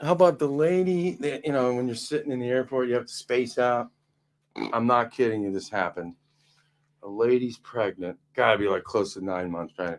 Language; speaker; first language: English; native; English